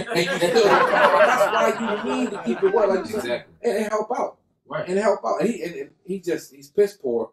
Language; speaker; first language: English; native; English